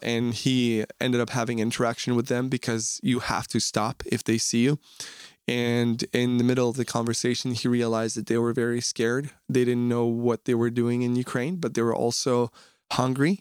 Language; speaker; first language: English; non-native, fluent; Russian